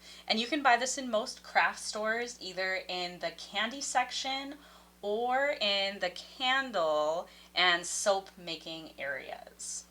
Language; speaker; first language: English; native; English